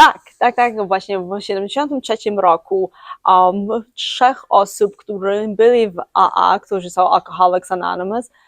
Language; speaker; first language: Polish; early bilingual, heritage; English